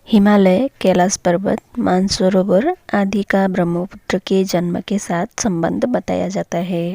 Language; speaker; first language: Hindi; non-native, local second language; Assamese